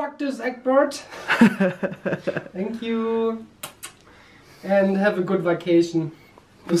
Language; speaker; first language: English; non-native, learner; German